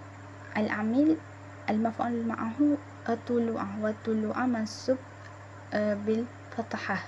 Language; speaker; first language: Arabic; non-native, learner; Malay